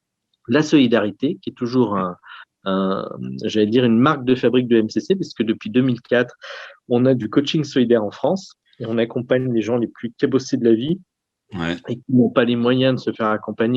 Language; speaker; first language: French; native; French